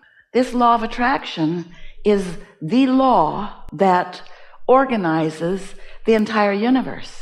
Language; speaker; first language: English; native; English